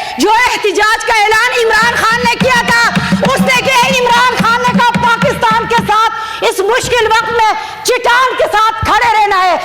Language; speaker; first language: Urdu; non-native, local second language; Khowar